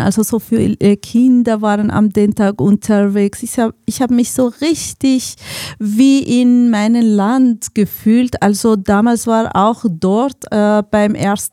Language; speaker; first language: German; non-native, fluent; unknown